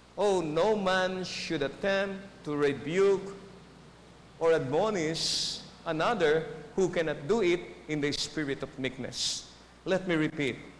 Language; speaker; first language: English; non-native, local second language; Filipino